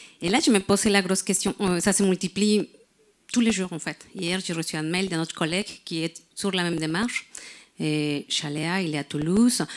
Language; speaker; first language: French; non-native, fluent; Spanish